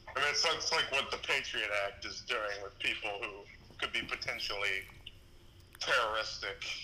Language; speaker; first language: English; native; English